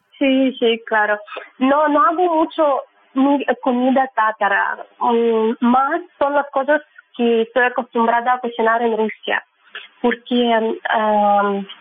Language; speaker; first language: Spanish; non-native, learner; Russian